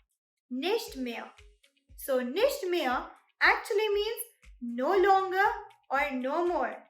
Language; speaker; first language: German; non-native, fluent; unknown